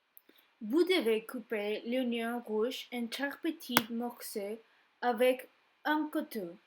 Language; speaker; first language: French; non-native, learner; Spanish